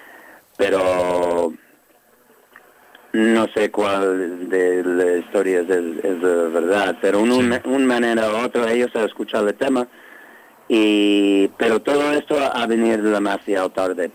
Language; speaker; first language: Spanish; non-native, fluent; English